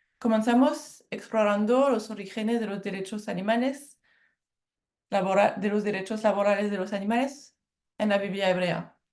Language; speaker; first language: Spanish; non-native, fluent; French